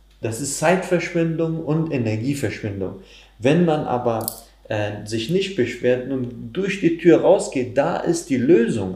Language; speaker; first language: German; non-native, fluent; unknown